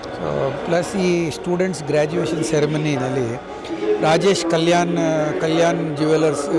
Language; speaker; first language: Kannada; non-native, fluent; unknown